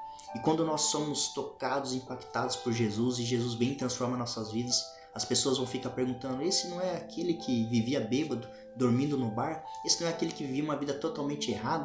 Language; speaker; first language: Portuguese; native; Portuguese